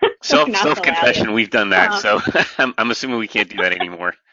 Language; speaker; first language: English; native; English